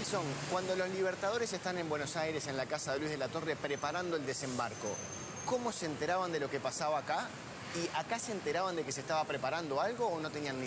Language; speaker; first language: Spanish; native; Spanish